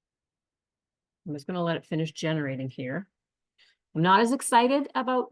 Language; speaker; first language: English; native; English